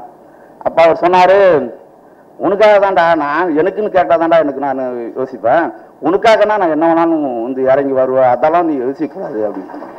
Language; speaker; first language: Tamil; native; Tamil